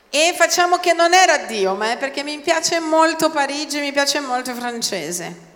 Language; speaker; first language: Italian; non-native, fluent; Portuguese